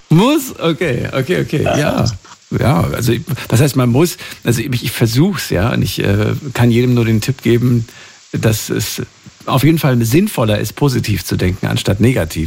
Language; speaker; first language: German; native; German